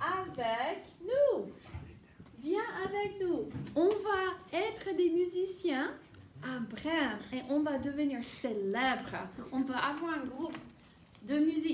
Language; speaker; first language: French; non-native, fluent; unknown